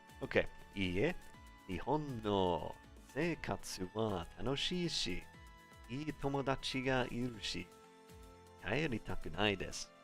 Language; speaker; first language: Japanese; non-native, learner; English